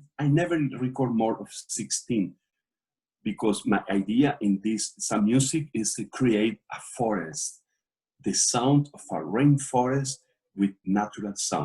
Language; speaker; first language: English; non-native, learner; Portuguese